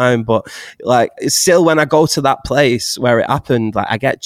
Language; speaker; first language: English; native; English